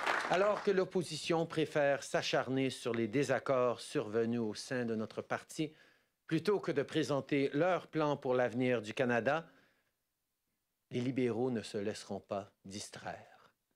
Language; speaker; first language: French; native; French